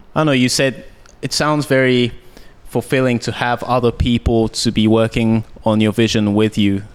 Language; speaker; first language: English; early bilingual, heritage; Japanese